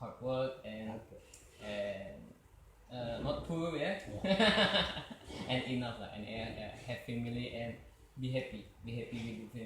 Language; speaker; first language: English; non-native, learner; Indonesian